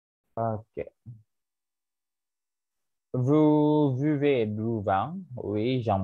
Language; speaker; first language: French; non-native, fluent; Indonesian